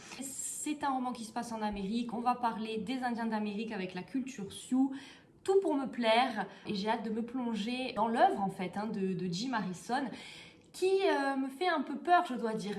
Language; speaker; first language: French; native; French